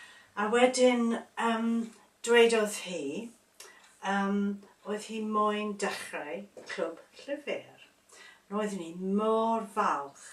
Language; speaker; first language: Welsh; non-native, learner; English